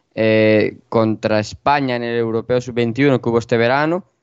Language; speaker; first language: Spanish; native; Spanish